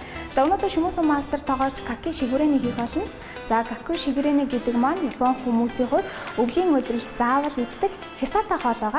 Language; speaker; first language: Mongolian; native; Mongolian